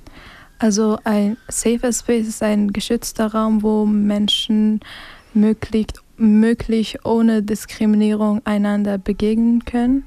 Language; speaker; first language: German; non-native, fluent; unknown